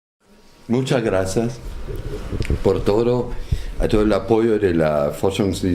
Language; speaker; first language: Spanish; non-native, fluent; German